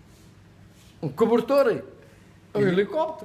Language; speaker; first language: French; non-native, learner; Portuguese